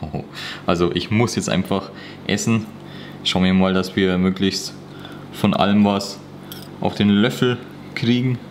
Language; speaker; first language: German; native; German